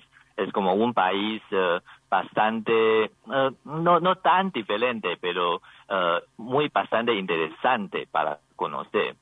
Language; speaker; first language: Spanish; non-native, learner; Chinese